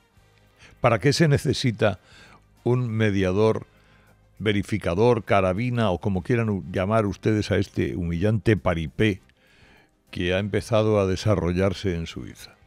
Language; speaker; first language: Spanish; native; Spanish